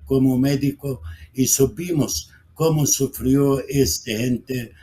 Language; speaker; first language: Spanish; non-native, fluent; Arabic